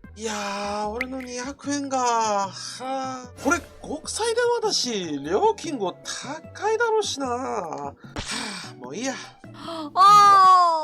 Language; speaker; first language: Japanese; non-native, fluent; Korean